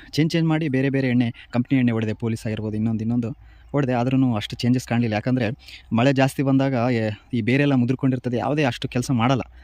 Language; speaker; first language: Kannada; native; Kannada